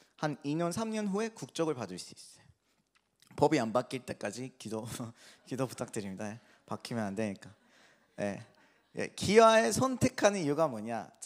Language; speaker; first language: Korean; non-native, fluent; Persian